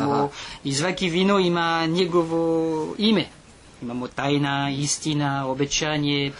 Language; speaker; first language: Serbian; non-native, learner; French